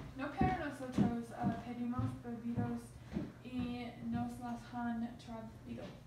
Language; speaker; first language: Spanish; non-native, learner; English